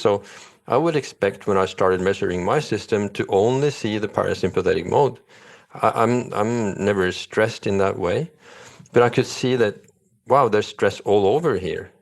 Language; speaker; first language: English; non-native, fluent; Norwegian